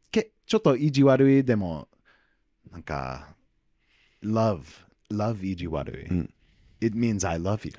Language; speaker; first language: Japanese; non-native, learner; English